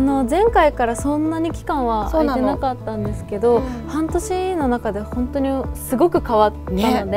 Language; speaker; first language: Japanese; native; Japanese